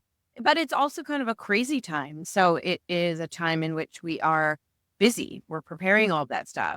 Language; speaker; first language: English; native; English